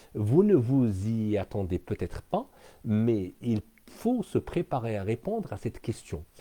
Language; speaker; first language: French; non-native, local second language; Arabic